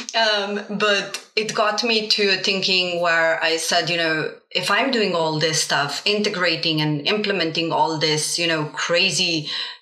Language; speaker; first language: English; non-native, fluent; Slovenian